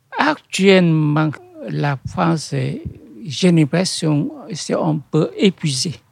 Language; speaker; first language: French; non-native, fluent; Vietnamese